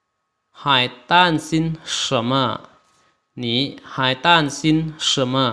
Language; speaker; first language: Chinese; non-native, fluent; Lao